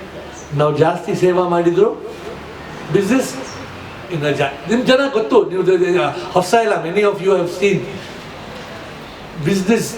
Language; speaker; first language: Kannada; non-native, local second language; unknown